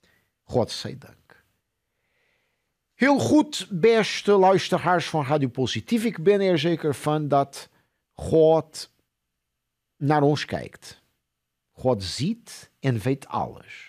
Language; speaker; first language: Dutch; non-native, fluent; Portuguese